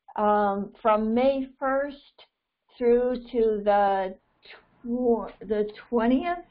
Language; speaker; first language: English; native; English